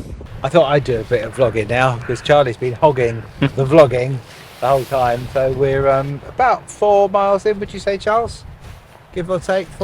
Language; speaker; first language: English; native; English